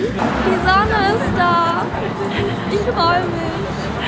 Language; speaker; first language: German; non-native, learner; English